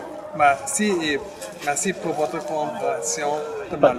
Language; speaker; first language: French; non-native, fluent; German